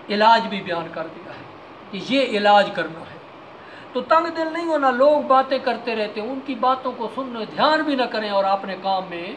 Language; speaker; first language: Urdu; non-native, local second language; Punjabi